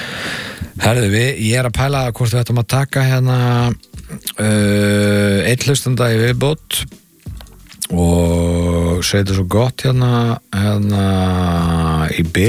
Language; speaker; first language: Icelandic; native; Icelandic